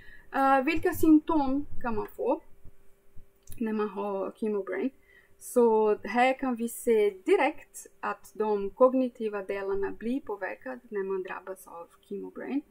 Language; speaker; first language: Swedish; non-native, fluent; Portuguese